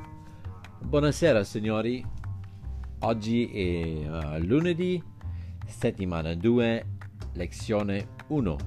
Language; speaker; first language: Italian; non-native, fluent; English